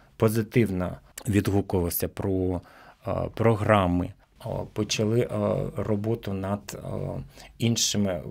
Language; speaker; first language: Ukrainian; non-native, local second language; Crimean Tatar